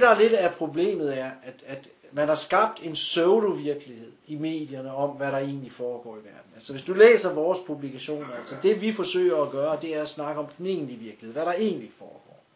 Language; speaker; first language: Danish; native; Danish